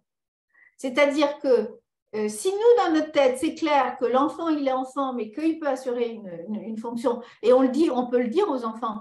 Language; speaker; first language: French; early bilingual, other home language; Spanish